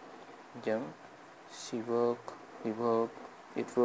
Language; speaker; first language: English; non-native, fluent; Khmer